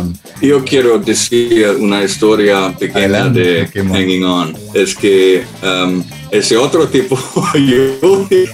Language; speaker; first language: Spanish; non-native, learner; German